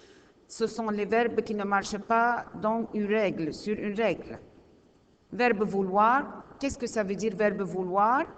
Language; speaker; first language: French; non-native, learner; Arabic